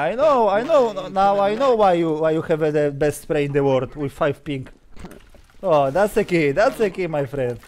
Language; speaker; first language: English; non-native, learner; Polish